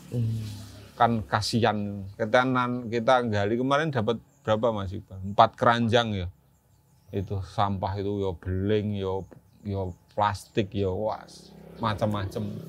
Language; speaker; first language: Indonesian; non-native, local second language; Javanese